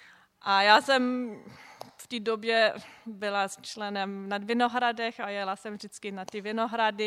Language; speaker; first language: Czech; non-native, fluent; German